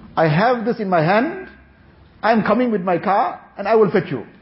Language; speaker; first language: English; native; English